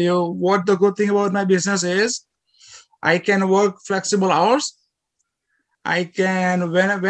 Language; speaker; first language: English; non-native, local second language; Gujarati